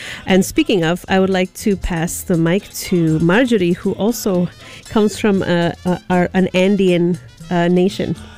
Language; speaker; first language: English; early bilingual, other home language; Spanish